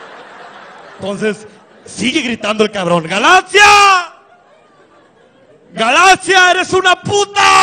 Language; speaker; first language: Spanish; native; Spanish